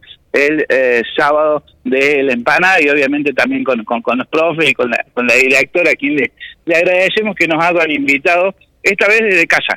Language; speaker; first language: Spanish; native; Spanish